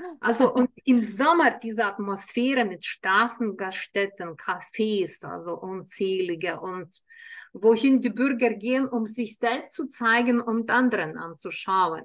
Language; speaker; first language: German; non-native, fluent; Lithuanian